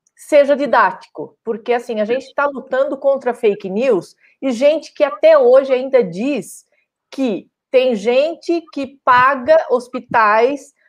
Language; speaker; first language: Portuguese; native; Portuguese